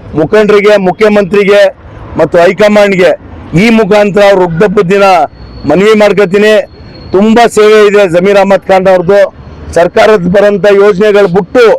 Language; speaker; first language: Kannada; non-native, local second language; Urdu